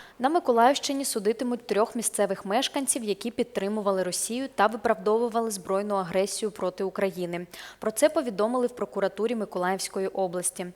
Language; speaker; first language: Ukrainian; native; Ukrainian